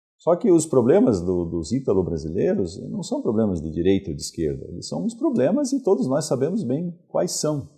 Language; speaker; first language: Portuguese; non-native, local second language; Venetian